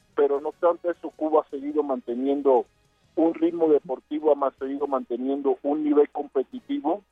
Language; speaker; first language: Spanish; native; Spanish